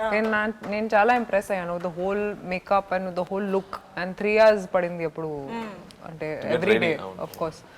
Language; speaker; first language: Telugu; non-native, fluent; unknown